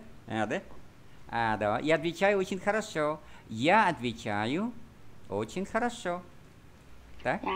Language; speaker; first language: Russian; non-native, fluent; Vietnamese